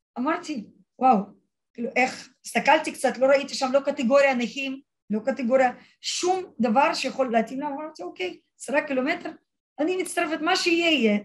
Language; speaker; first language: Hebrew; non-native, fluent; Russian